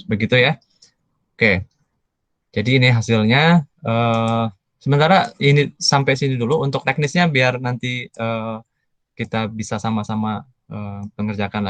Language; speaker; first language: Indonesian; native; Indonesian